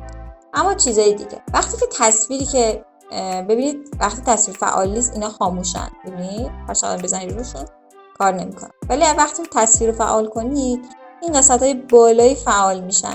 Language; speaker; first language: Persian; native; Persian